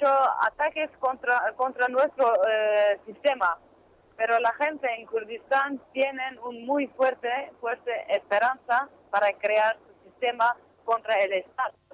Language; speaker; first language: Spanish; non-native, learner; Kurdish